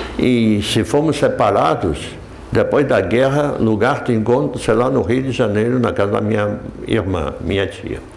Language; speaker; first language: Portuguese; non-native, fluent; Polish